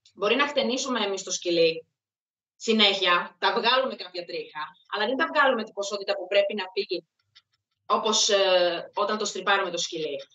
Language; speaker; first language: Greek; non-native, fluent; Czech